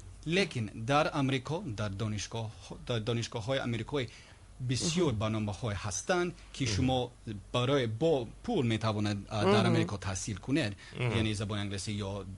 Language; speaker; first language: Persian; non-native, learner; English